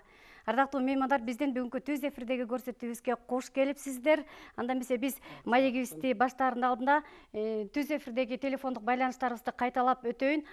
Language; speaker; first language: Kyrgyz; native; Kyrgyz